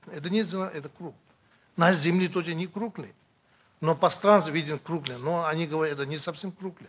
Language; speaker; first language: Russian; non-native, learner; Tibetan